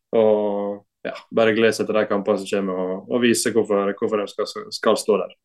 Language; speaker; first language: Norwegian; native; Norwegian